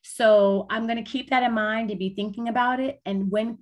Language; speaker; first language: English; native; English